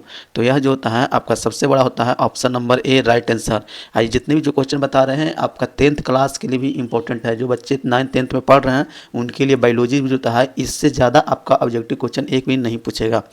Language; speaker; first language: Hindi; native; Hindi